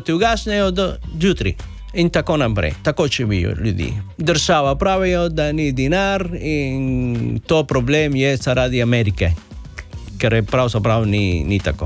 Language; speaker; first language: Slovenian; non-native, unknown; Spanish